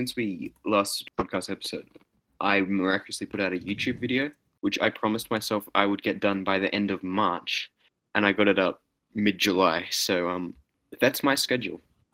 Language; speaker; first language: English; native; English